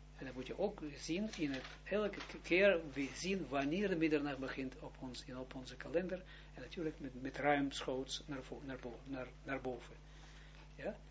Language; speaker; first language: Dutch; non-native, fluent; Hebrew